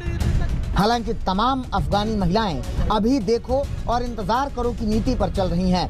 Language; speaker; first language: Hindi; native; Hindi